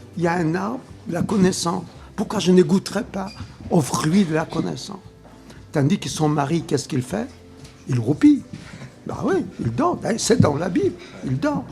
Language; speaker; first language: French; non-native, fluent; Polish